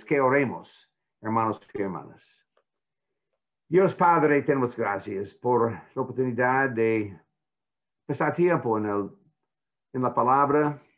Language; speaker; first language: Spanish; non-native, fluent; English